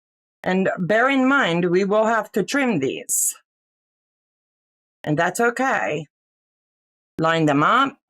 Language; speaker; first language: English; native; English